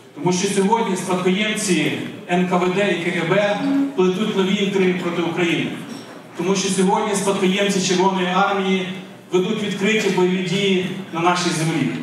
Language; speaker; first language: Ukrainian; native; Ukrainian